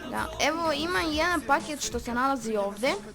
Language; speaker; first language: Croatian; native; Croatian